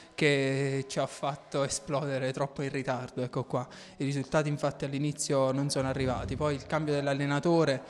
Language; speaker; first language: Italian; native; Italian